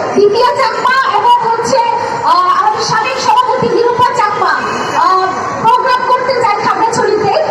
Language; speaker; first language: Bangla; non-native, local second language; Chakma